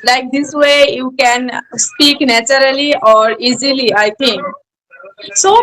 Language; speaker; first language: English; non-native, learner; Bangla